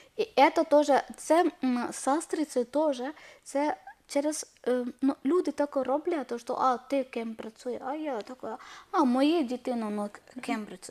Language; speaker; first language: Ukrainian; non-native, learner; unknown